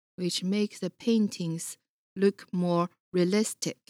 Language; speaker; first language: English; non-native, fluent; Chinese